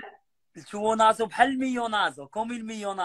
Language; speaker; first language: Italian; non-native, learner; Arabic